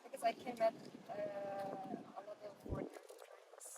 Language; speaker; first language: English; non-native, learner; Korean